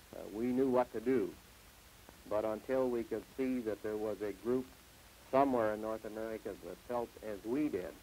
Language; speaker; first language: English; native; English